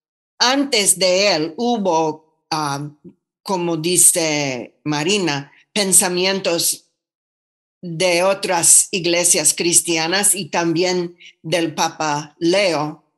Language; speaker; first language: Spanish; non-native, fluent; English